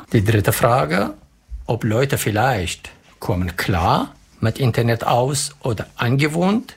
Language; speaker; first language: German; non-native, learner; Arabic